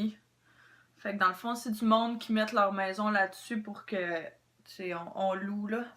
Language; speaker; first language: French; native; French